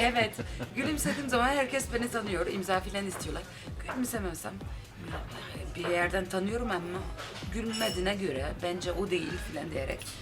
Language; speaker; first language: Turkish; early bilingual, heritage; Turkish